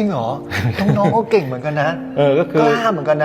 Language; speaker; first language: Thai; native; Thai